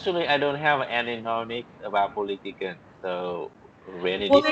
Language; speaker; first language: English; non-native, learner; Vietnamese